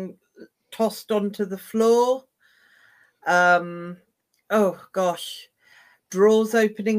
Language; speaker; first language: English; native; English